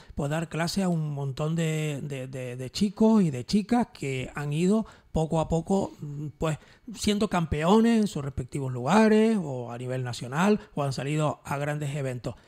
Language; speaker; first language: Spanish; native; Spanish